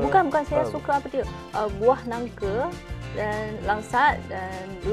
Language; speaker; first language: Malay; non-native, fluent; Chinese